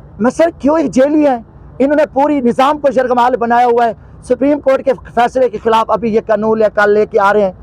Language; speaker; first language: Urdu; non-native, local second language; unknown